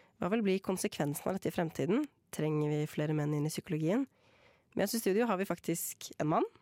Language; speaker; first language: Norwegian; native; Norwegian